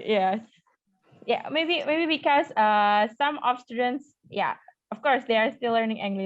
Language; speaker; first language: English; non-native, learner; Indonesian